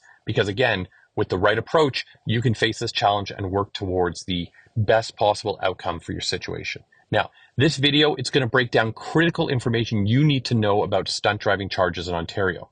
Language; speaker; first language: English; native; English